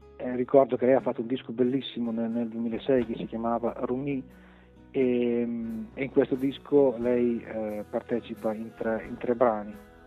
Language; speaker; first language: Italian; native; Italian